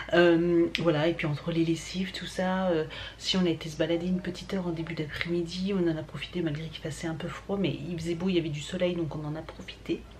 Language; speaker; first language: French; native; French